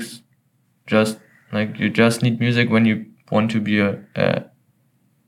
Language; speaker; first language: English; non-native, fluent; German